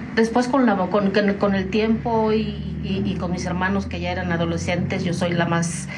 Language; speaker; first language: Spanish; native; Spanish